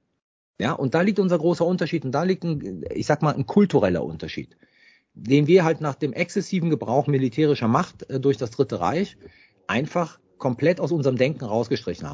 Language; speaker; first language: German; native; German